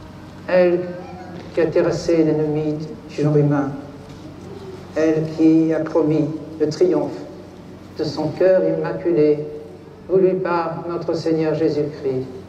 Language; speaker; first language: French; native; French